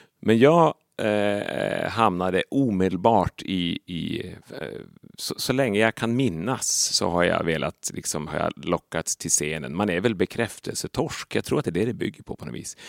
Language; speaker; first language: Swedish; native; Swedish